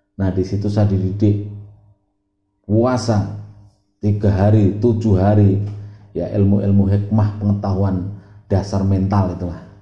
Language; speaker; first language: Indonesian; non-native, local second language; Javanese